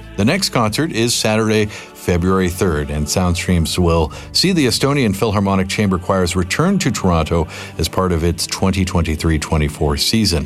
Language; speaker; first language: English; native; English